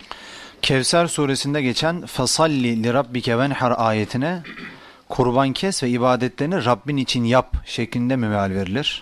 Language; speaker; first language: Turkish; native; Turkish